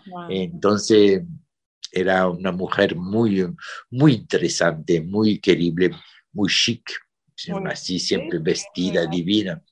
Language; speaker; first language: Spanish; non-native, fluent; French